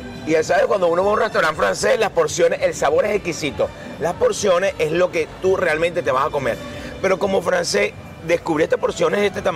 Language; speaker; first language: Spanish; native; Spanish